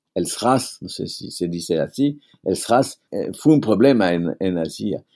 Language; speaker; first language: Spanish; non-native, fluent; French